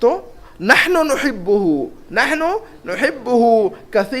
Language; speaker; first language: Arabic; non-native, fluent; Urdu